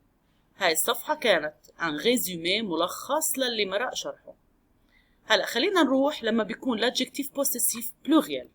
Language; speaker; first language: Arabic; native; Arabic